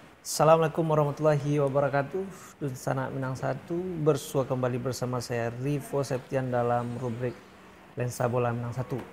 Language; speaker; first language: Indonesian; native; Indonesian